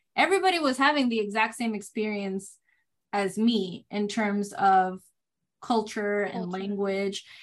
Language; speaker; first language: English; non-native, fluent; Spanish